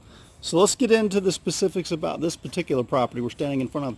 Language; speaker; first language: English; native; English